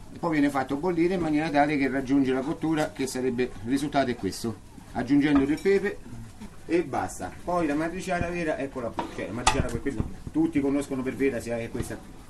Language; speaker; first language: Italian; native; Italian